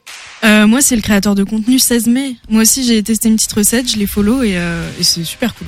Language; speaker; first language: French; native; French